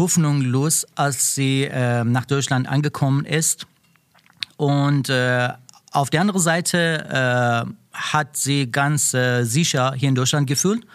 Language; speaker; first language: German; non-native, learner; Persian